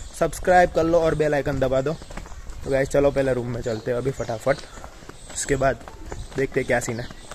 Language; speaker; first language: Hindi; native; Hindi